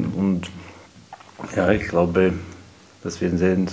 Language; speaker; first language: German; non-native, fluent; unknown